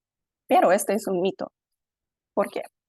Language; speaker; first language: Spanish; non-native, fluent; English